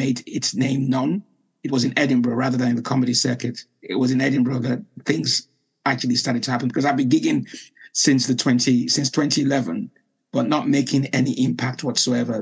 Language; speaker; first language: English; non-native, local second language; Yoruba